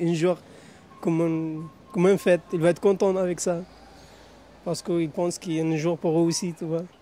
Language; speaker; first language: French; non-native, learner; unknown